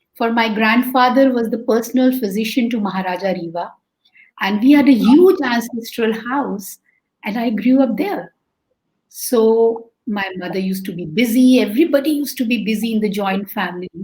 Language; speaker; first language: English; non-native, local second language; Hindi